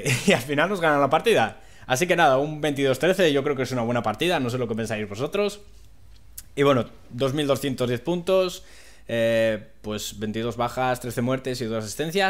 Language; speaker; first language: Spanish; native; Spanish